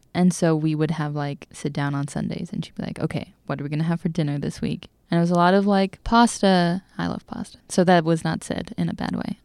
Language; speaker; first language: English; native; English